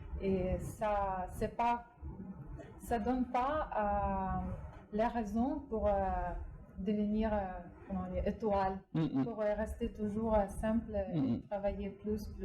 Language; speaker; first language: French; non-native, fluent; Russian